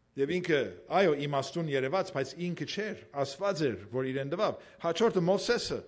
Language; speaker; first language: Armenian; native; Armenian